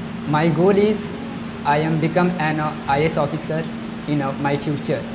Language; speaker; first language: English; non-native, learner; Hindi